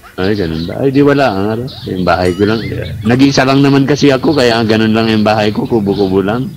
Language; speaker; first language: Filipino; non-native, local second language; Iloko